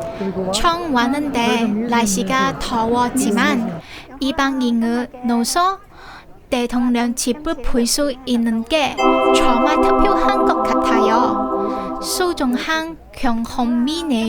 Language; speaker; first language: Korean; non-native, learner; Cantonese